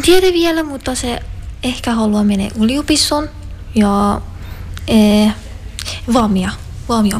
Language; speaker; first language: Finnish; non-native, learner; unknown